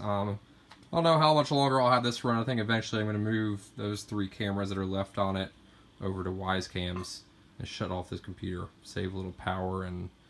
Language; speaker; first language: English; native; English